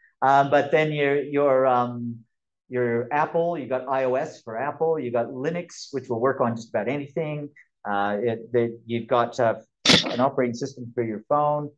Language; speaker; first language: English; native; English